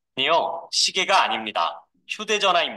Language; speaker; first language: Korean; non-native, learner; Vietnamese